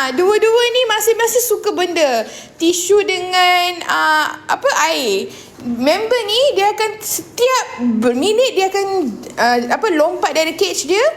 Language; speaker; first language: Malay; non-native, local second language; Tamil